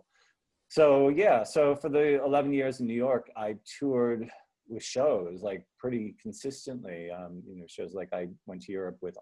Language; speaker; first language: English; native; English